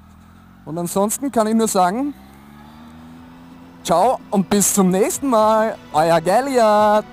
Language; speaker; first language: German; native; German